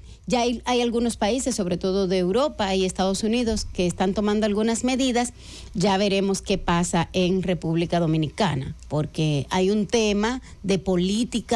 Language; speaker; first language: Spanish; native; Spanish